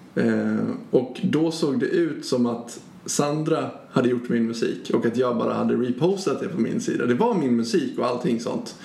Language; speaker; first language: Swedish; native; Swedish